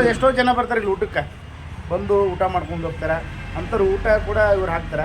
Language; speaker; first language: Kannada; native; Kannada